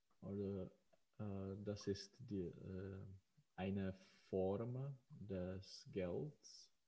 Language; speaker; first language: German; non-native, learner; Czech